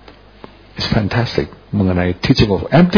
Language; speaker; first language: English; non-native, fluent; Indonesian